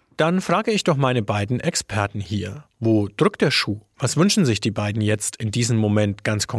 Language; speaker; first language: German; native; German